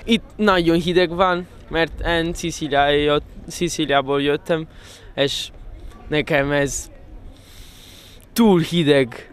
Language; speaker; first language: Hungarian; non-native, learner; Italian